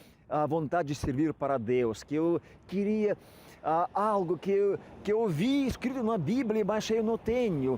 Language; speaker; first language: Portuguese; non-native, fluent; Russian